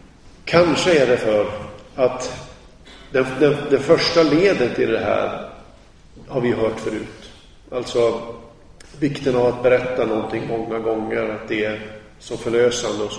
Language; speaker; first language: Swedish; native; Swedish